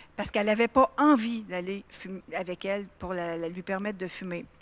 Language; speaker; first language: French; native; French